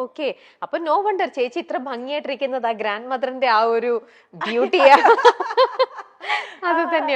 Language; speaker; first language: Malayalam; native; Malayalam